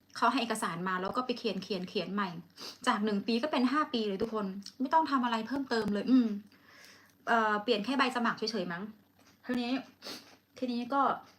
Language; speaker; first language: Thai; native; Thai